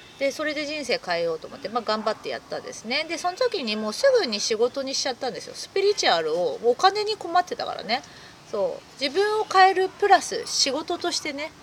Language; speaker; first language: Japanese; native; Japanese